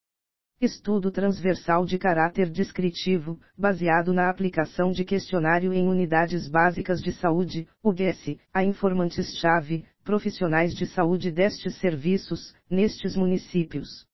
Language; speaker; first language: Portuguese; native; Portuguese